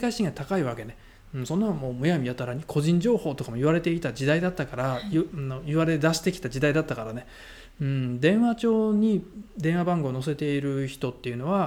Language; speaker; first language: Japanese; native; Japanese